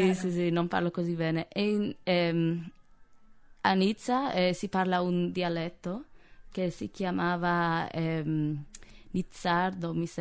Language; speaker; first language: Italian; non-native, fluent; English